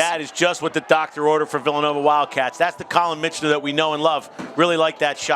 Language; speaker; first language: English; native; English